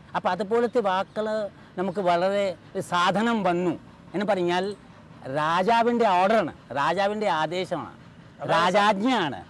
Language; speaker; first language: Malayalam; non-native, local second language; Hindi